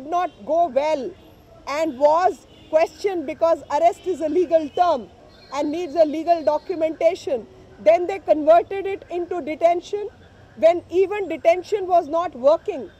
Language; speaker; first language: English; non-native, local second language; Hindi